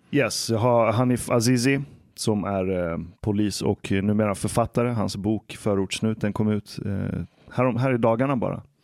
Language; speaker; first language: Swedish; early bilingual, other home language; Persian